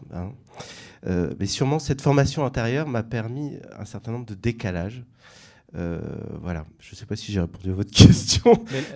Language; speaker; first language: French; native; French